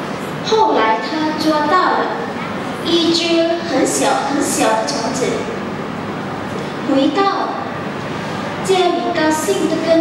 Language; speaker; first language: Chinese; non-native, learner; Thai